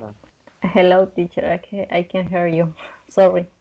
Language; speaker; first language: English; non-native, learner; Spanish